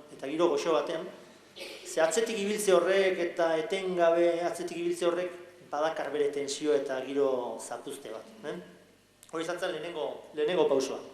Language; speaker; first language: Basque; native; Basque